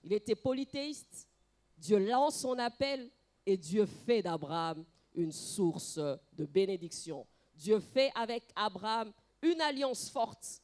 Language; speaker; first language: French; non-native, local second language; Lingala